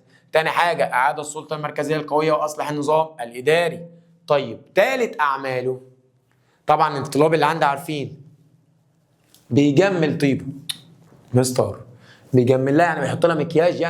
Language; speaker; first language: Arabic; native; Arabic